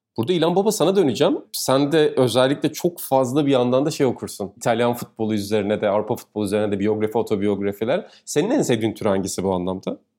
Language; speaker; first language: Turkish; native; Turkish